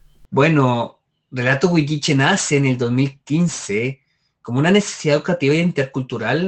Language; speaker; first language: Spanish; native; Spanish